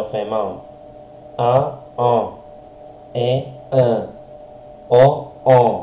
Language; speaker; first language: French; non-native, learner; Spanish